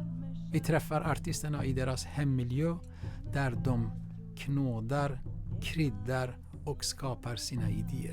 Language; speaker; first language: Swedish; non-native, fluent; Baluchi